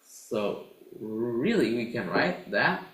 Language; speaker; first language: English; non-native, fluent; Indonesian